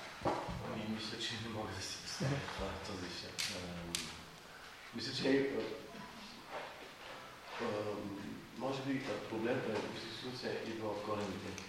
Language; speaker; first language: Bulgarian; non-native, fluent; French